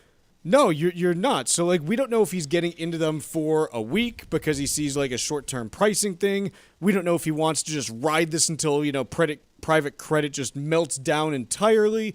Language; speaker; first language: English; native; English